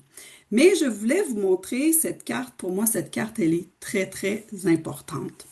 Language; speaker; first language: French; native; French